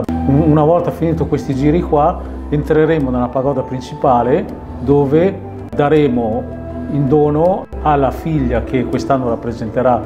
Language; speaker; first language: Italian; early bilingual, other home language; Khmer